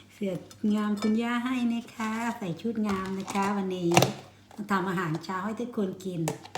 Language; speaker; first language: Thai; non-native, local second language; Northeastern Thai